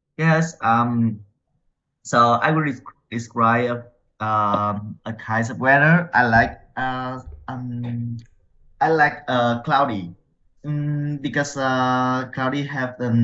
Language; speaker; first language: English; non-native, learner; Vietnamese